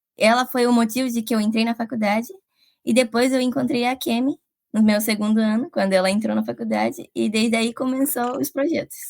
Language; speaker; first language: Portuguese; early bilingual, heritage; Portuguese